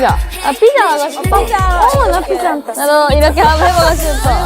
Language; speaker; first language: Korean; non-native, fluent; Japanese